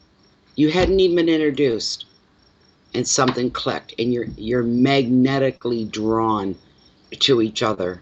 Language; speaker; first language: English; native; English